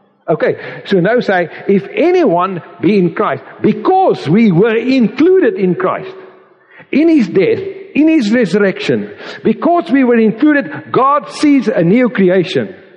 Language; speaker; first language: English; non-native, local second language; Afrikaans